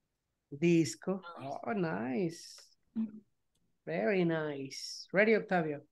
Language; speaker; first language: English; non-native, fluent; Spanish